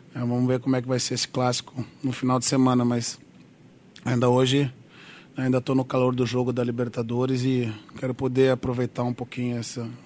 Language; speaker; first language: Portuguese; native; Portuguese